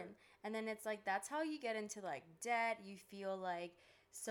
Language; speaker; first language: English; early bilingual, other home language; Greek